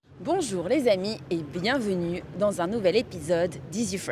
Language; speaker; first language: French; native; French